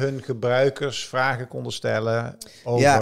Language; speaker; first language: Dutch; native; Dutch